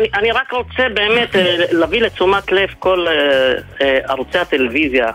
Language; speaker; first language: Hebrew; early bilingual, other home language; Arabic